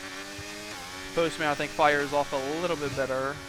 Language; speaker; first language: English; native; English